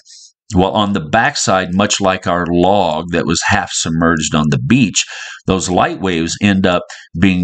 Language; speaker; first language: English; native; English